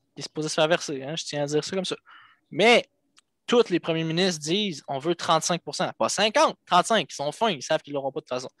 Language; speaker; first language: French; native; French